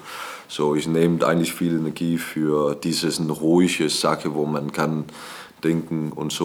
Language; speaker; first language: German; non-native, learner; Danish